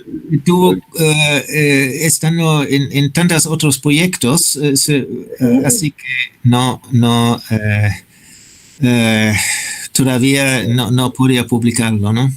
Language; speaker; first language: Spanish; non-native, fluent; German